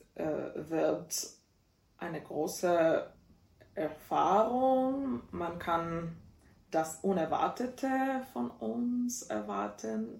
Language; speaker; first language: German; non-native, fluent; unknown